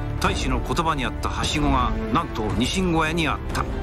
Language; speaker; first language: Japanese; native; Japanese